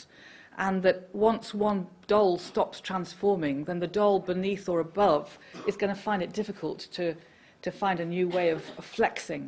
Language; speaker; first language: English; native; English